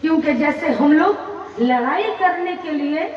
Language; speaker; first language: Hindi; non-native, local second language; Bangla